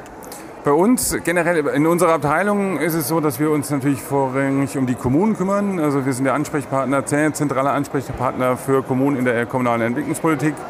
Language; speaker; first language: German; native; German